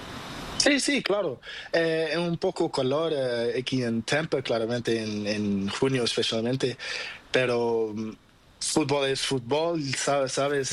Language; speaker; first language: Spanish; non-native, learner; Portuguese